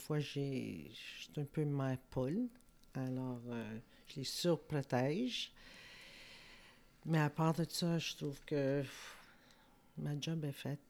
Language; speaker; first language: French; native; French